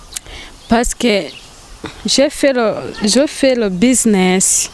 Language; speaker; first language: French; non-native, learner; Rundi